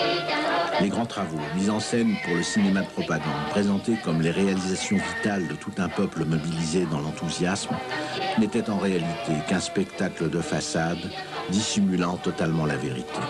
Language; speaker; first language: French; native; French